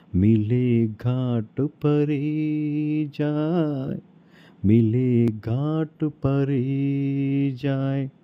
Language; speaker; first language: Hindi; non-native, local second language; Telugu